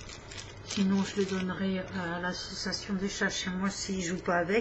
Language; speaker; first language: French; native; French